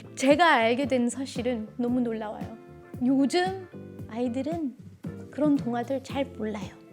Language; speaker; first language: Korean; early bilingual, heritage; Korean